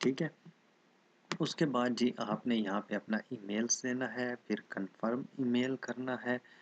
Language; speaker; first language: Urdu; non-native, local second language; Saraiki